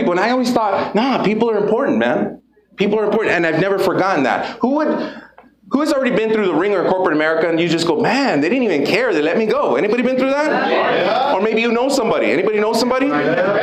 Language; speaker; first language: English; native; English